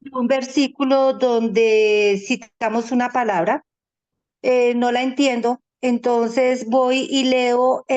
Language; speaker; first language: Spanish; native; Spanish